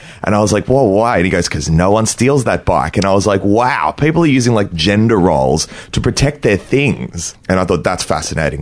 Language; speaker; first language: English; native; English